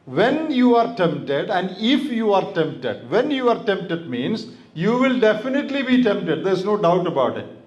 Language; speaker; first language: English; non-native, local second language; Malayalam